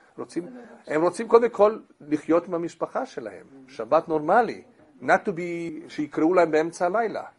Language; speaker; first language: Hebrew; non-native, fluent; English